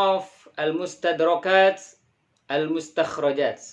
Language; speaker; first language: Arabic; non-native, fluent; Indonesian